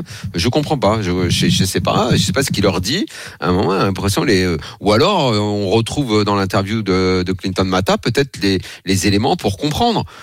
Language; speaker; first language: French; native; French